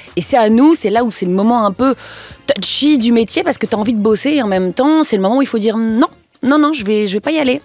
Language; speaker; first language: French; native; French